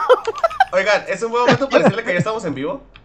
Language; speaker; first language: Spanish; native; Spanish